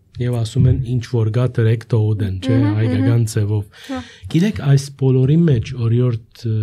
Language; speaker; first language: Armenian; early bilingual, heritage; Armenian